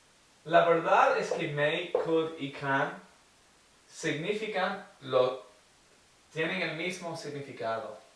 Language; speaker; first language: Spanish; non-native, learner; English